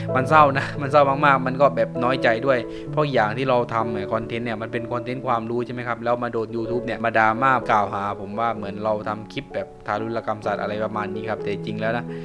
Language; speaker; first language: Thai; non-native, local second language; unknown